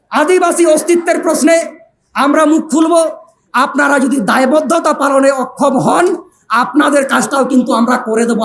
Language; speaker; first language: Bangla; non-native, local second language; Santali